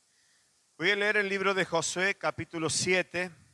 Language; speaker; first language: Spanish; native; Spanish